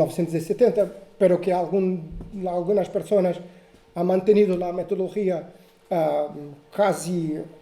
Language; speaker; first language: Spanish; non-native, learner; Portuguese